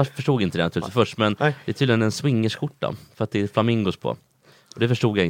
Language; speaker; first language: Swedish; native; Swedish